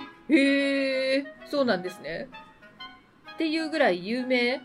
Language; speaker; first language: Japanese; native; Japanese